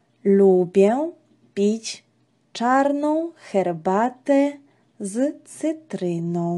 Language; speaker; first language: Polish; non-native, fluent; Georgian